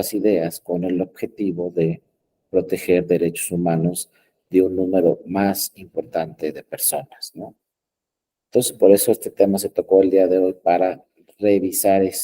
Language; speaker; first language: Spanish; native; Spanish